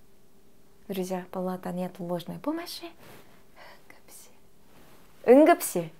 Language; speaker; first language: Russian; non-native, fluent; Korean